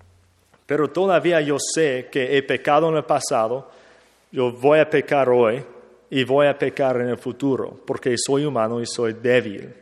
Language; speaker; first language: Spanish; non-native, fluent; English